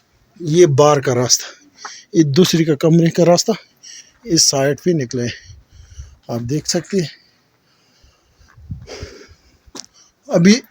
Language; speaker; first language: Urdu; non-native, local second language; Pashto